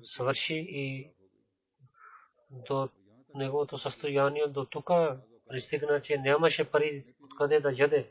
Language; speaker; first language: Bulgarian; non-native, learner; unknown